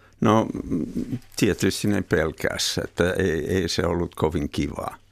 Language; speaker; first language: Finnish; non-native, fluent; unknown